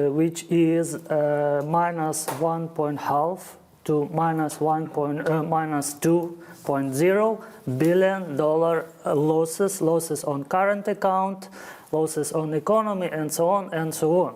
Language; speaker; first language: English; non-native, fluent; Ukrainian